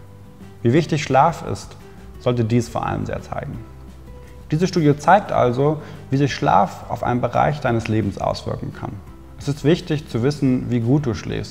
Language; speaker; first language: German; native; German